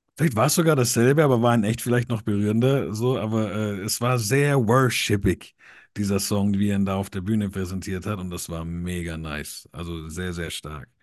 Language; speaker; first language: German; native; German